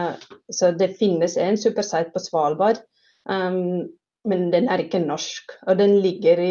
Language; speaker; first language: Norwegian; non-native, fluent; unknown